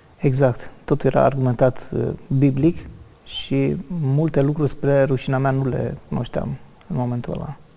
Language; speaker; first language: Romanian; native; Romanian